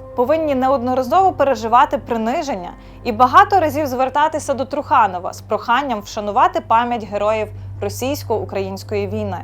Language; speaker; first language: Ukrainian; native; Ukrainian